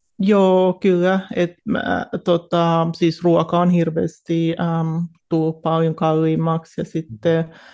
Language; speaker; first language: Finnish; native; Finnish